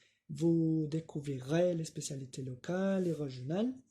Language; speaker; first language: French; non-native, learner; Spanish